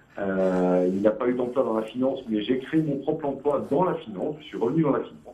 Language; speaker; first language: French; native; French